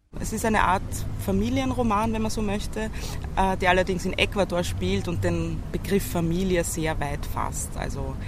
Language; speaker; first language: German; native; German